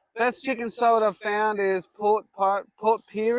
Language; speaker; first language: English; native; English